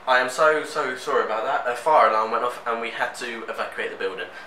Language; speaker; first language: English; native; English